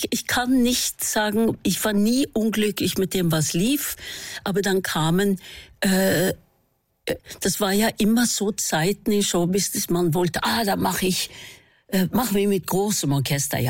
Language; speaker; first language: German; non-native, fluent; Norwegian